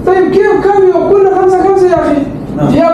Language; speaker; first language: Arabic; non-native, learner; Urdu